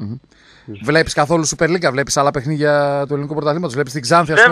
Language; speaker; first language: Greek; native; Greek